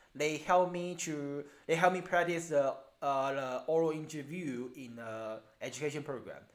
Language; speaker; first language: English; non-native, learner; Chinese